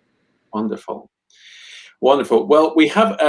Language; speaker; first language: English; native; English